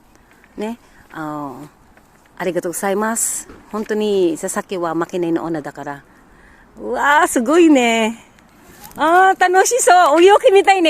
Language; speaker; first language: Japanese; early bilingual, other home language; Filipino